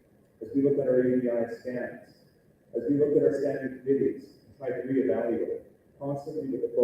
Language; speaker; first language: English; native; English